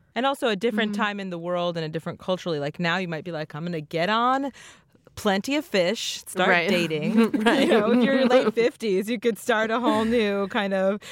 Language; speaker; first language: English; native; English